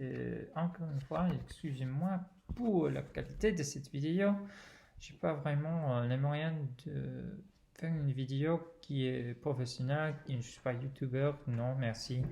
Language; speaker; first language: French; non-native, fluent; English